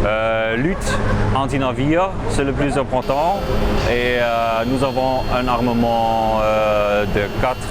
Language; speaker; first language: French; non-native, fluent; German